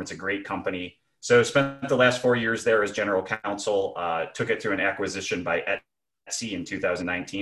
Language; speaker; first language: English; native; English